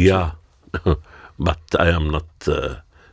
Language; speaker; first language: English; non-native, learner; Arabic